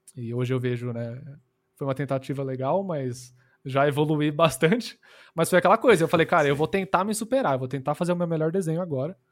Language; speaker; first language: Portuguese; early bilingual, other home language; English